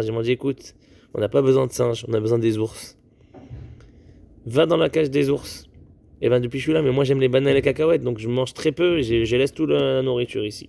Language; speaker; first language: French; native; French